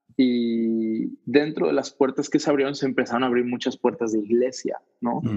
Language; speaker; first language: Spanish; native; Spanish